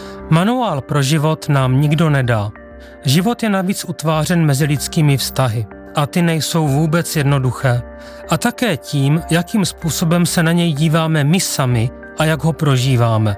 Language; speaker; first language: Czech; native; Czech